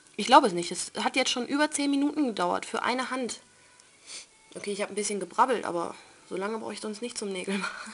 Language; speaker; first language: German; native; German